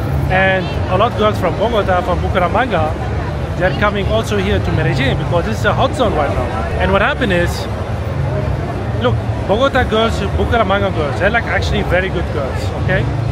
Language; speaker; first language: English; non-native, fluent; Arabic